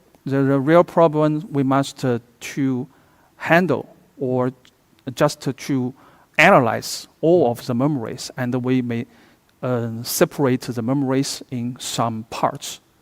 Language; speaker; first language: English; non-native, fluent; Chinese